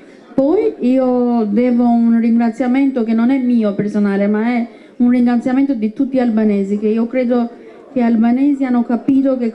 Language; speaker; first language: Italian; non-native, fluent; Albanian